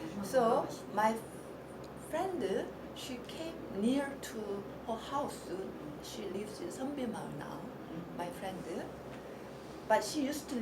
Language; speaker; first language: English; non-native, learner; Korean